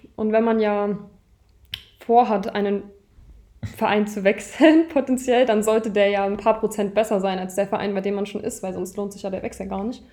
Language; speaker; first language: German; native; German